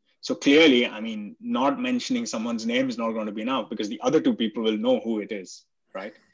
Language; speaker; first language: English; non-native, local second language; Hindi